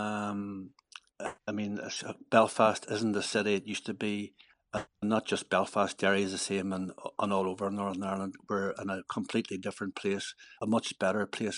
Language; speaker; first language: English; native; English